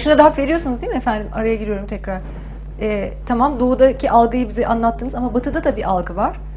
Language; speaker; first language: Turkish; native; Turkish